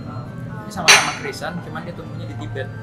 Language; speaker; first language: Indonesian; native; Indonesian